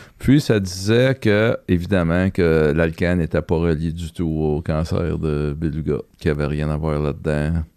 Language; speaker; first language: French; native; French